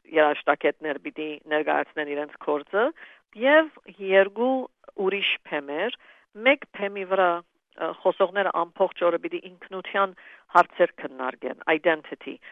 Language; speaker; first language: Armenian; early bilingual, heritage; Armenian